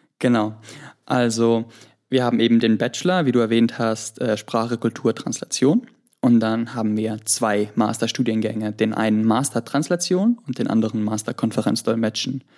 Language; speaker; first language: German; early bilingual, other home language; Greek